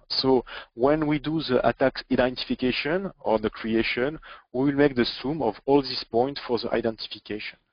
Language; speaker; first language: English; non-native, fluent; French